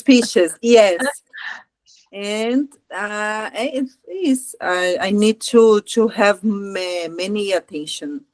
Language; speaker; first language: English; non-native, learner; Portuguese